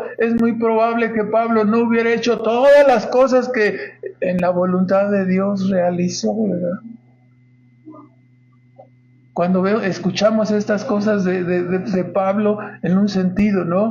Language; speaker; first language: Spanish; native; Spanish